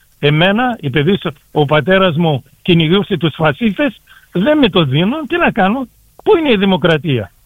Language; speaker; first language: Greek; early bilingual, heritage; Greek